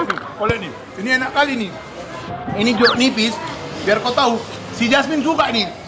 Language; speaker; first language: Indonesian; native; Indonesian